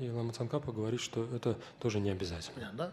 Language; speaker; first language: Russian; native; Russian